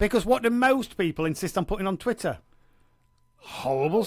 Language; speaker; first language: English; native; English